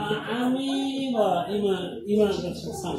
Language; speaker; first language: Japanese; non-native, learner; Nepali